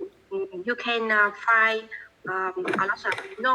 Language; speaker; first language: English; non-native, learner; Vietnamese